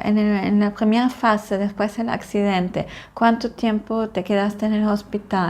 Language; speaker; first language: Spanish; non-native, fluent; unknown